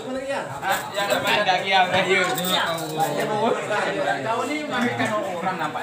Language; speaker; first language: Indonesian; native; Indonesian